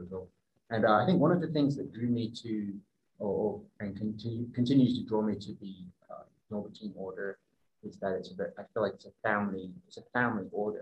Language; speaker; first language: English; native; English